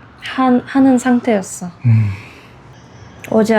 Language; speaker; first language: Korean; non-native, fluent; Russian